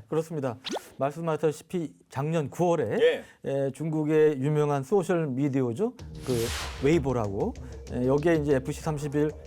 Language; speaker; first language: Korean; native; Korean